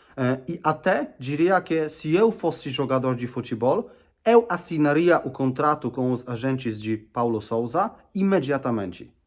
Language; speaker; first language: Portuguese; non-native, fluent; Polish